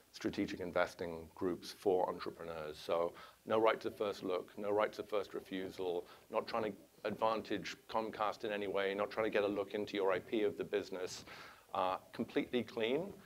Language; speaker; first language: English; native; English